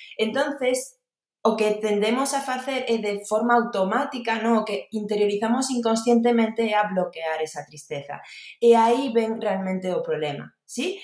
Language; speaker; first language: Galician; non-native, local second language; Spanish